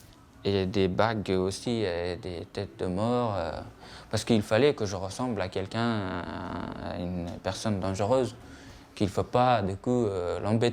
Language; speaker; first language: French; non-native, fluent; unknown